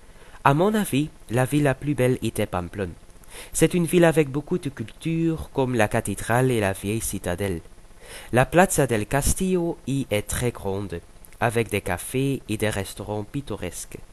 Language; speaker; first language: French; non-native, fluent; Dutch